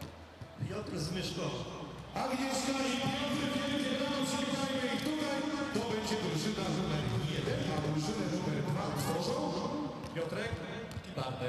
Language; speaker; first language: Polish; native; Polish